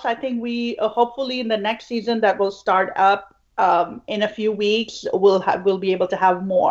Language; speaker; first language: English; non-native, local second language; Urdu